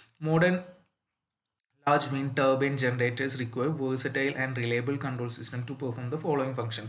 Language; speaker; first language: English; non-native, local second language; Malayalam